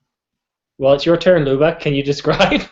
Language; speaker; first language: English; native; English